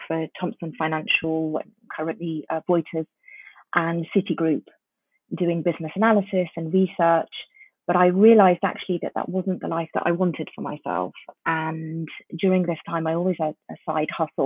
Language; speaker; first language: English; early bilingual, other home language; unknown